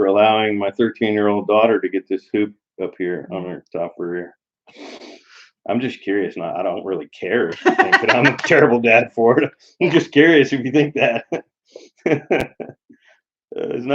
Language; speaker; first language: English; native; English